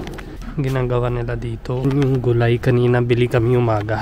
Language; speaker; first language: Filipino; non-native, learner; Punjabi